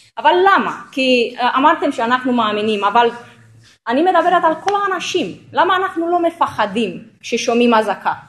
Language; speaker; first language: Hebrew; non-native, local second language; Arabic